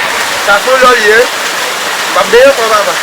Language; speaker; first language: Haitian Creole; native; Haitian Creole